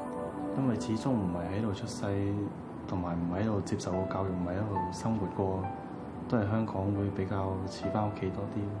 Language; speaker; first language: Cantonese; early bilingual, other home language; Thai